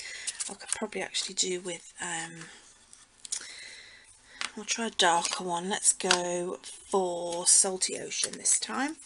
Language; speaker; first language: English; native; English